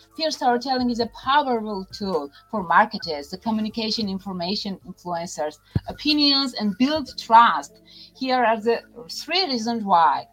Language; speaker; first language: English; non-native, fluent; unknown